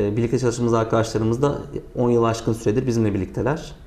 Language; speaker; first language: Turkish; native; Turkish